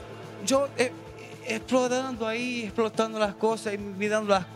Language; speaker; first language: Portuguese; non-native, learner; Spanish